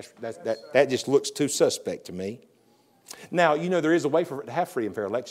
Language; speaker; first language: English; native; English